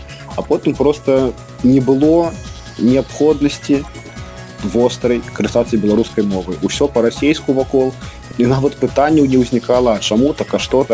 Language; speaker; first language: Belarusian; non-native, local second language; Russian